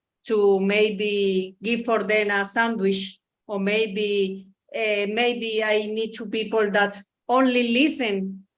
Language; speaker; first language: English; non-native, learner; Spanish